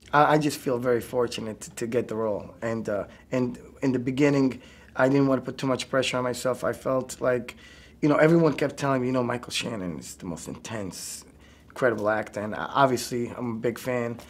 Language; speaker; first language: English; native; English